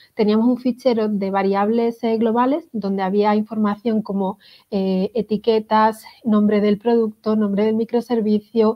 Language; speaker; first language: Spanish; native; Spanish